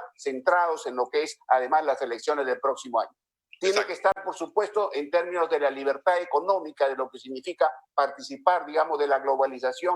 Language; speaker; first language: Spanish; native; Spanish